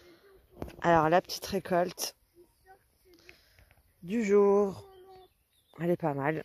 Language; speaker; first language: French; native; French